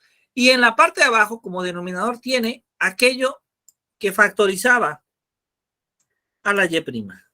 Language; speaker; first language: Spanish; native; Spanish